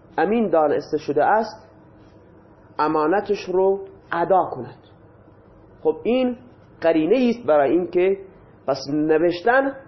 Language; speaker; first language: Persian; non-native, local second language; Baluchi